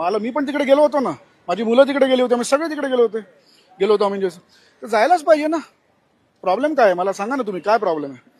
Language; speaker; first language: Marathi; non-native, local second language; Gujarati